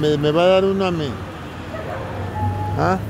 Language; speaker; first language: Spanish; native; Spanish